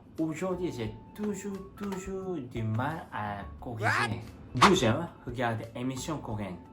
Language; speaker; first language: French; non-native, fluent; Korean